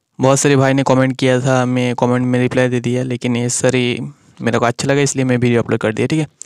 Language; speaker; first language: Hindi; non-native, local second language; Bangla